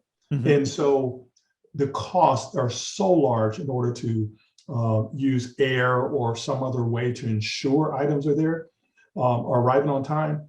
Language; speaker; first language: English; native; English